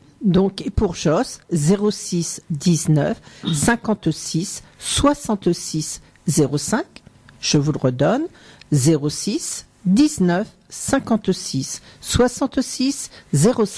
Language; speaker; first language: French; native; French